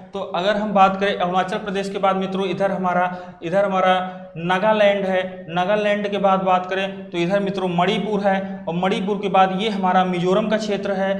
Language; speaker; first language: Hindi; native; Hindi